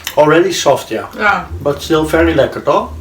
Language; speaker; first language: English; non-native, learner; Dutch